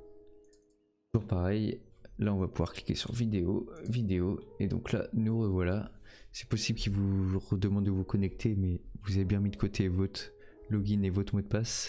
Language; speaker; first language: French; native; French